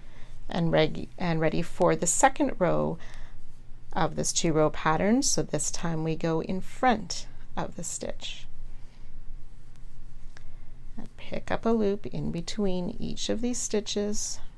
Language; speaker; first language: English; native; English